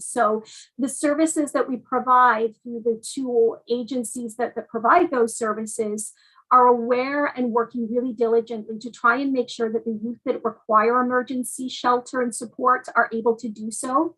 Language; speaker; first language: English; native; English